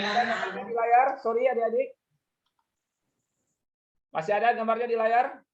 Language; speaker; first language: Indonesian; native; Indonesian